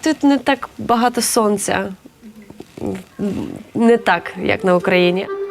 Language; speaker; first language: Ukrainian; native; Ukrainian